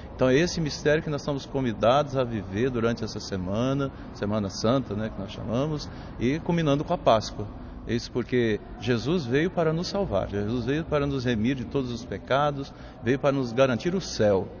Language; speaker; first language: Portuguese; native; Portuguese